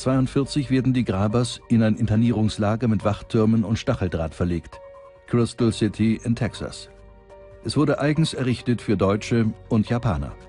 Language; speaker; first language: German; native; German